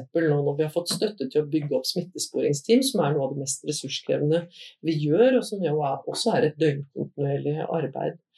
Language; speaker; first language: Norwegian; native; Norwegian